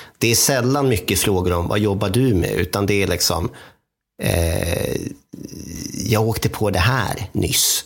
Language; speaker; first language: Swedish; native; Swedish